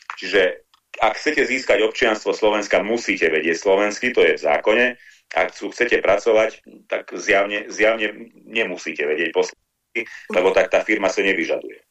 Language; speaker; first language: Slovak; non-native, local second language; Hungarian